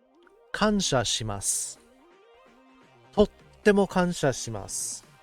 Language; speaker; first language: Japanese; non-native, learner; English